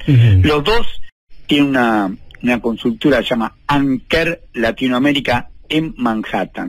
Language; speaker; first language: Spanish; native; Spanish